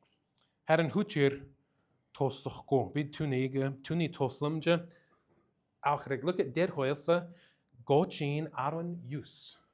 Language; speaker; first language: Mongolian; non-native, learner; English